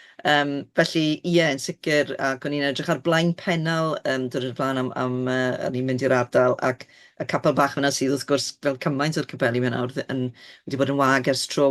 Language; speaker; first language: Welsh; native; Welsh